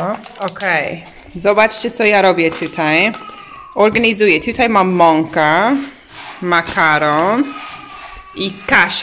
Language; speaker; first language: Polish; early bilingual, heritage; English